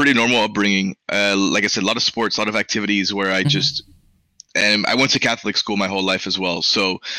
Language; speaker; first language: English; early bilingual, other home language; Spanish